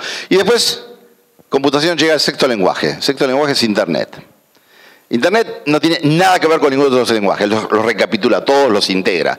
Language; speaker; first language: Spanish; native; Spanish